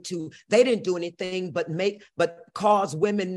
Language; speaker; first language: English; native; English